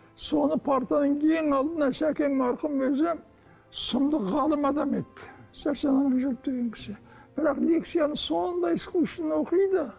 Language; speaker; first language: Kazakh; native; Kazakh